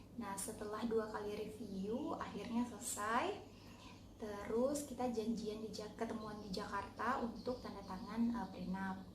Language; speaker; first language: Indonesian; native; Indonesian